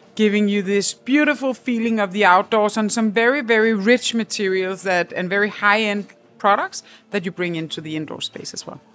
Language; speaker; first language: English; non-native, fluent; Danish